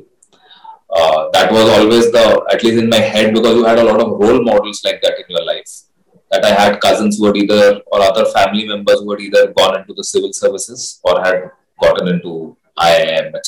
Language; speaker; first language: English; non-native, local second language; Hindi